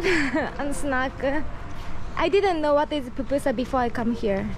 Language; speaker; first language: English; non-native, fluent; Japanese